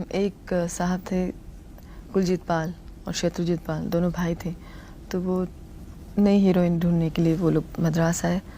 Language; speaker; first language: Hindi; non-native, local second language; Tamil